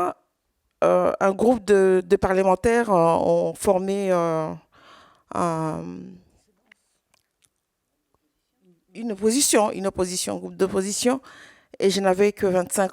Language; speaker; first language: French; non-native, local second language; Swahili